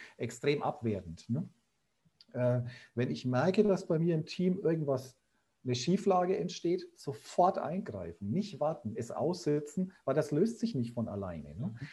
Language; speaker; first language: German; native; German